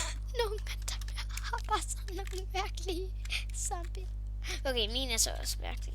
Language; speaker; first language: Danish; native; Danish